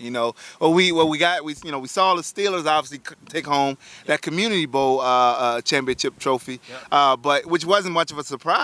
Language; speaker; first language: English; native; English